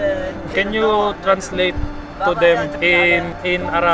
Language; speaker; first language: English; non-native, local second language; Filipino